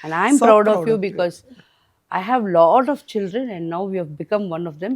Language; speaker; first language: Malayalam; non-native, local second language; Tamil